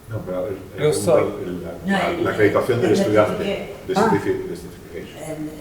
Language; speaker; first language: Spanish; native; Spanish